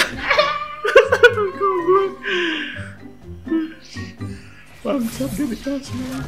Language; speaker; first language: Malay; non-native, local second language; Sundanese